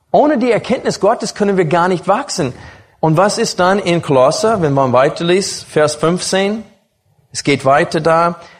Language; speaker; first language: German; non-native, fluent; English